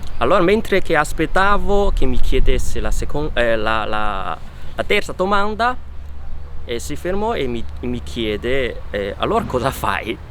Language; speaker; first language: Italian; non-native, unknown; Chinese